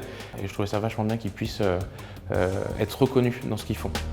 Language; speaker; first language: French; native; French